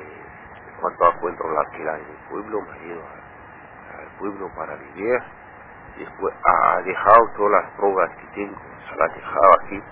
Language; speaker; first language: Spanish; non-native, learner; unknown